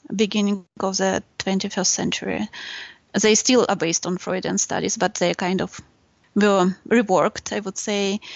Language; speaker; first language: English; non-native, fluent; Russian